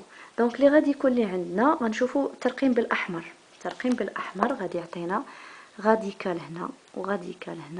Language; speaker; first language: Arabic; native; Arabic